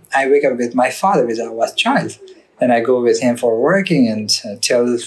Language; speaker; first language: English; non-native, learner; Persian